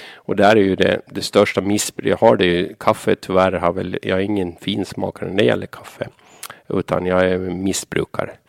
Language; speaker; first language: Swedish; native; Swedish